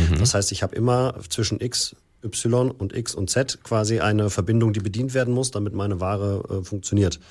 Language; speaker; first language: German; native; German